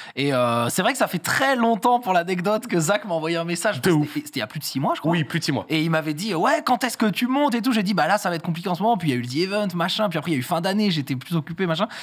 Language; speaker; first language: French; native; French